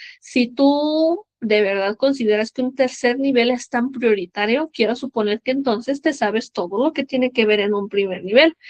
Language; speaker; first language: Spanish; native; Spanish